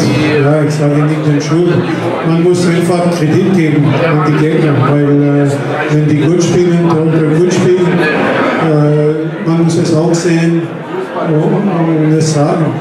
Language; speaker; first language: German; non-native, fluent; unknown